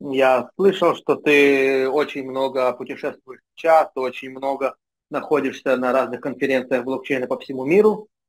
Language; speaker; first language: Russian; non-native, fluent; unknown